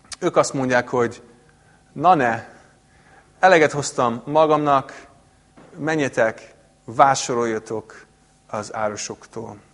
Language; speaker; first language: Hungarian; non-native, fluent; English